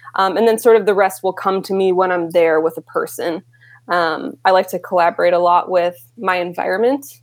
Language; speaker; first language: English; native; English